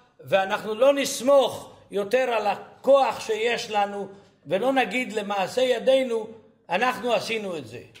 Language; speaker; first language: Hebrew; early bilingual, other home language; Ladino